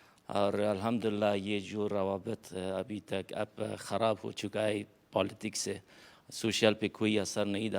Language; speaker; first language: Hindi; non-native, fluent; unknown